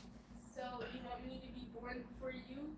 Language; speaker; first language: English; native; English